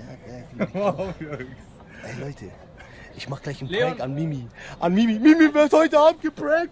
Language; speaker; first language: German; native; German